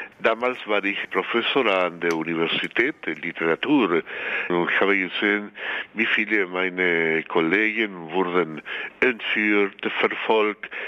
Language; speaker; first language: German; non-native, fluent; Spanish